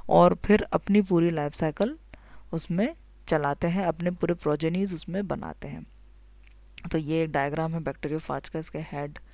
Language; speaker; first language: Hindi; native; Hindi